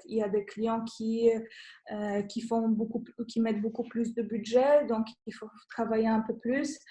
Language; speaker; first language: French; non-native, fluent; Polish